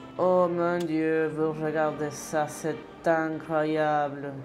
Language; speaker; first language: French; non-native, learner; Spanish